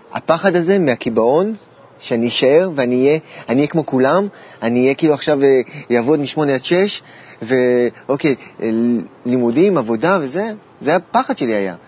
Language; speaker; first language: Hebrew; native; Hebrew